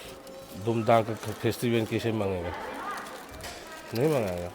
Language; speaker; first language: Hindi; non-native, local second language; Manipuri